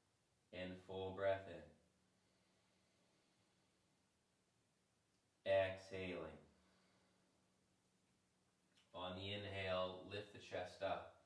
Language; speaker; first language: English; native; English